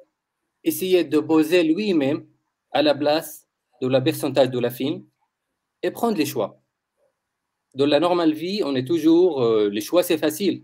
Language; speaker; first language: French; non-native, learner; Arabic